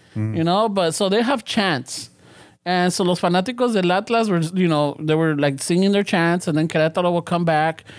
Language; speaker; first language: English; early bilingual, other home language; Spanish